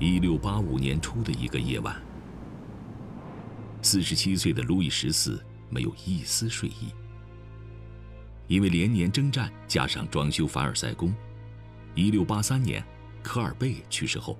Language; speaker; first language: Chinese; native; Chinese